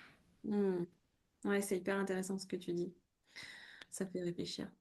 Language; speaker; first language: French; native; French